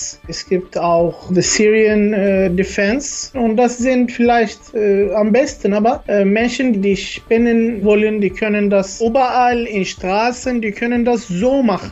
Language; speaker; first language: German; non-native, learner; Arabic